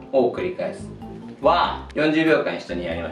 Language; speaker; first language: Japanese; native; Japanese